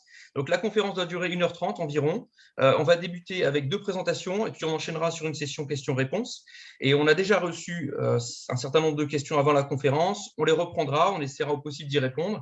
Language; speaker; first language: French; native; French